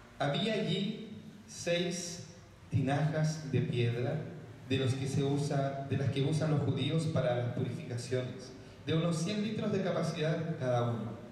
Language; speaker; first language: Spanish; native; Spanish